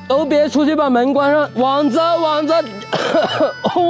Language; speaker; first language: Chinese; native; Chinese